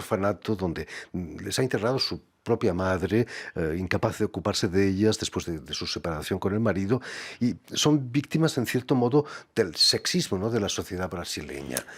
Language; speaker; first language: Spanish; native; Spanish